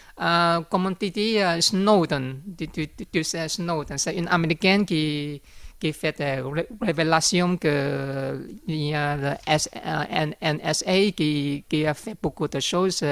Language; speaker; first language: French; non-native, learner; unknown